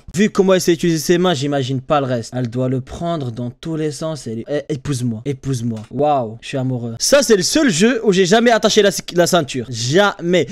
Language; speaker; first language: French; early bilingual, other home language; Arabic